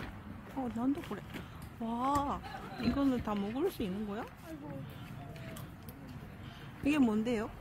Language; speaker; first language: Korean; non-native, fluent; Japanese